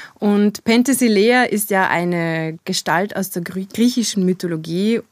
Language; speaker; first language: German; native; German